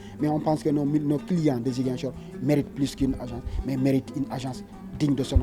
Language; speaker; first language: French; non-native, local second language; Wolof